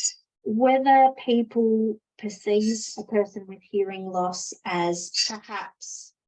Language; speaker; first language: English; native; English